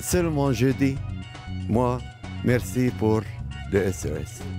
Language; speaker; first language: French; non-native, local second language; Arabic